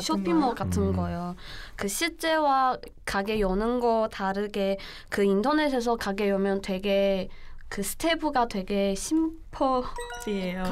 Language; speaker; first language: Korean; non-native, learner; Chinese